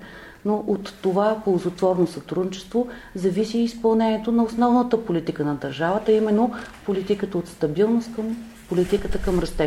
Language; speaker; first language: Bulgarian; native; Bulgarian